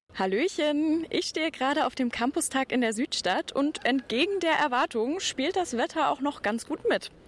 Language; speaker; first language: German; native; German